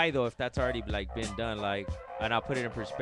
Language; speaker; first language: English; native; English